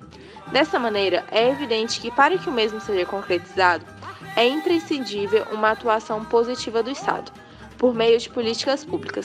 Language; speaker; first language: Portuguese; native; Portuguese